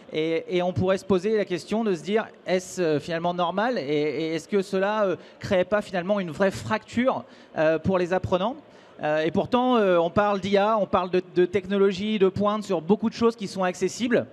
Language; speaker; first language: French; native; French